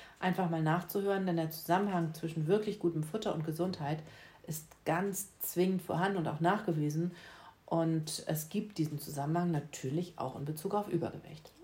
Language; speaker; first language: German; native; German